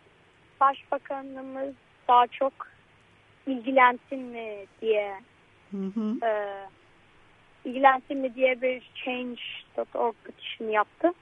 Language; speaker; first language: Turkish; early bilingual, heritage; Turkish